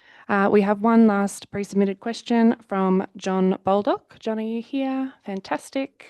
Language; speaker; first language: English; native; English